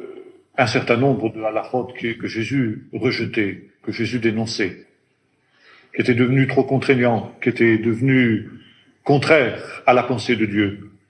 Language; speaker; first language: French; native; French